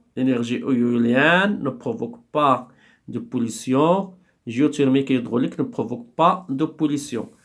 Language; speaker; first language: French; non-native, local second language; Arabic